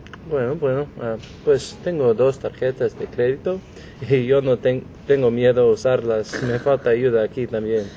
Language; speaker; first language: Spanish; non-native, learner; English